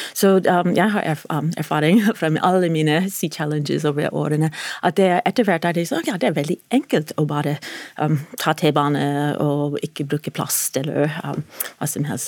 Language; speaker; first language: Norwegian; non-native, fluent; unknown